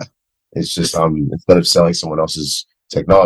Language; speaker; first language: English; non-native, local second language; Akan